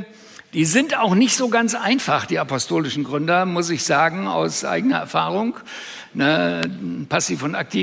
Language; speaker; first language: German; native; German